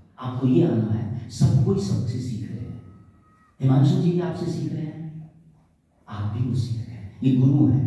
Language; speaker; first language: Hindi; native; Hindi